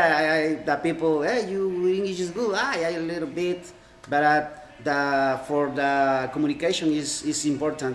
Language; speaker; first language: English; non-native, learner; Spanish